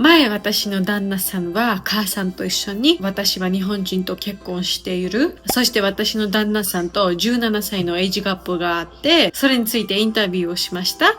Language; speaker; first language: Japanese; non-native, fluent; Georgian